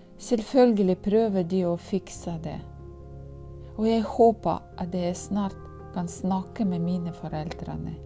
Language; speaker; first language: Norwegian; non-native, fluent; Ukrainian